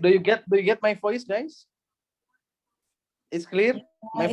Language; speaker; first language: English; non-native, learner; Indonesian